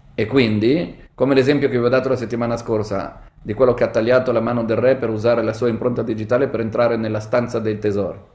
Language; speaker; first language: Italian; non-native, fluent; Hebrew